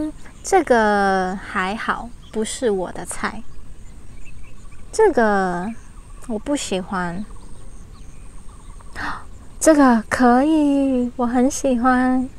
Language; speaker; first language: Chinese; non-native, learner; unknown